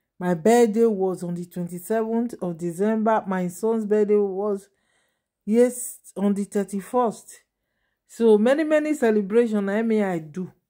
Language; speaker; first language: Nigerian Pidgin; non-native, local second language; Yoruba